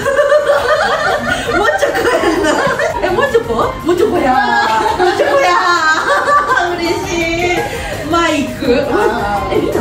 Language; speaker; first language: Japanese; native; Japanese